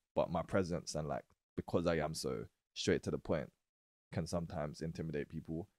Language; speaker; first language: English; native; English